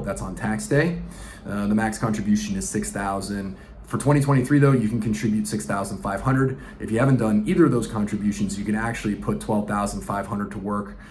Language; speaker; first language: English; native; English